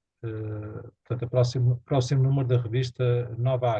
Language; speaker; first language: Portuguese; native; Portuguese